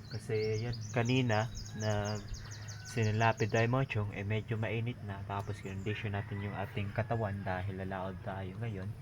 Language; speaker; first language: Filipino; non-native, local second language; Cebuano